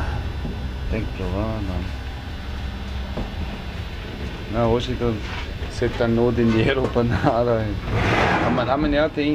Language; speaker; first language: Portuguese; non-native, learner; German